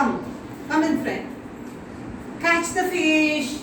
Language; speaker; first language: English; non-native, local second language; Tamil